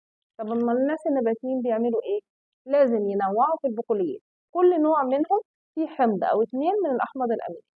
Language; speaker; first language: Arabic; native; Arabic